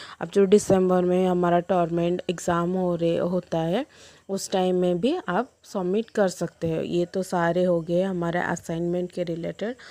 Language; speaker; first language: Hindi; non-native, local second language; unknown